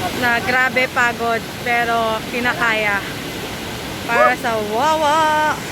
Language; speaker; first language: Filipino; native; Filipino